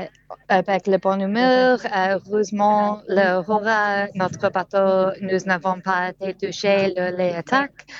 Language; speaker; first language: French; non-native, learner; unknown